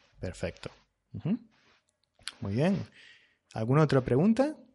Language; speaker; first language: Spanish; native; Spanish